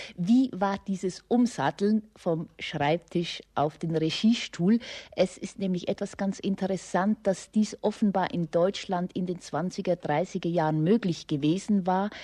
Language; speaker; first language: German; native; German